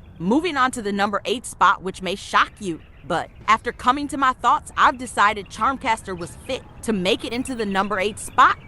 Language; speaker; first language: English; native; English